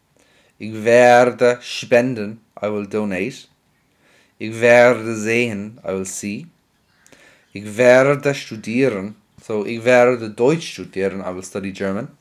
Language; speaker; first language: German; non-native, fluent; English